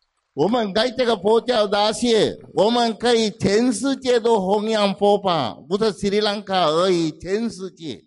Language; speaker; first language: Chinese; non-native, fluent; Sinhala